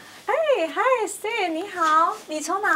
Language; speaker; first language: Chinese; non-native, learner; English